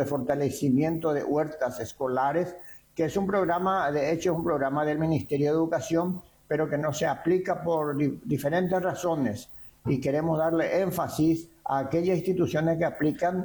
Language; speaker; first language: Spanish; native; Spanish